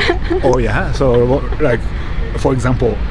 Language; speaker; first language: English; non-native, fluent; Japanese